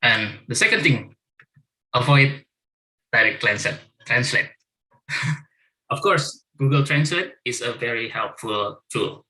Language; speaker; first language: English; non-native, fluent; Indonesian